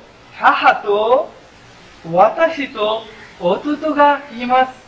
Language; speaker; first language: Japanese; non-native, learner; Bangla